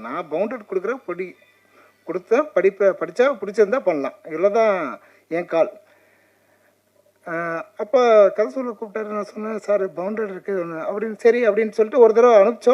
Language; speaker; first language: Tamil; native; Tamil